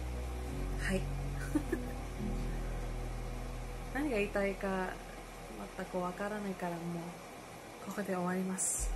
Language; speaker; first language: Japanese; non-native, learner; Filipino